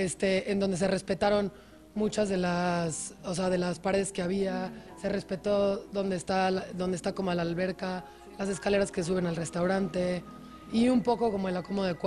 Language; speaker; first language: Spanish; native; Spanish